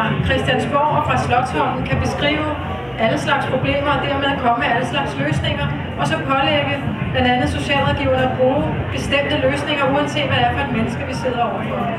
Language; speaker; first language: Danish; native; Danish